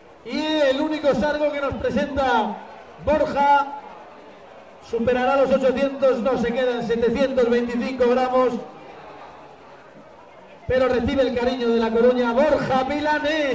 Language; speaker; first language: Spanish; native; Spanish